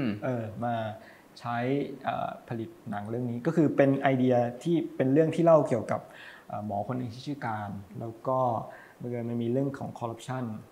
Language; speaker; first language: Thai; native; Thai